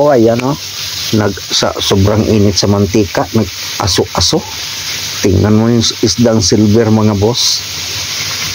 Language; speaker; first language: Filipino; non-native, local second language; Cebuano